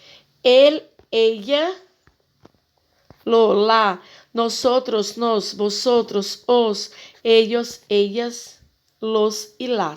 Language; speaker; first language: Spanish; non-native, fluent; Portuguese